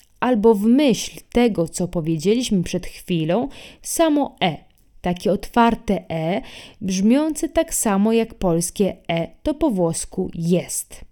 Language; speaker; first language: Polish; non-native, fluent; Italian